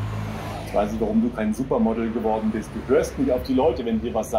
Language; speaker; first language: German; native; German